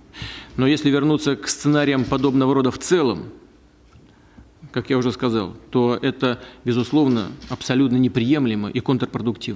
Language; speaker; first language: Russian; native; Russian